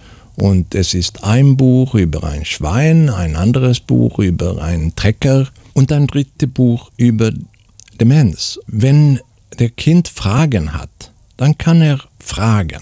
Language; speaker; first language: German; non-native, learner; Swedish